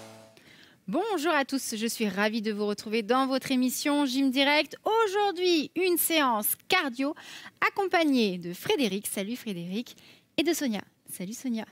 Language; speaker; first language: French; native; French